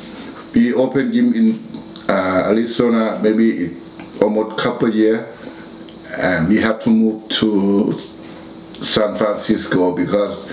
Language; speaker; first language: English; non-native, learner; Thai